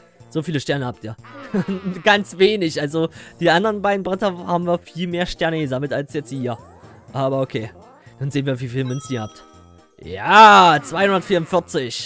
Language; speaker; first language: German; native; German